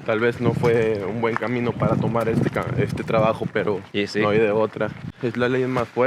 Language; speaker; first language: Spanish; native; Spanish